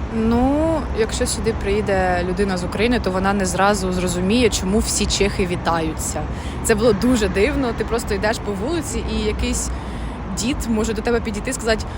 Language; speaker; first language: Ukrainian; native; Ukrainian